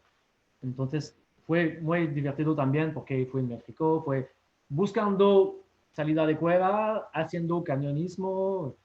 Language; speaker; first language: Spanish; non-native, fluent; French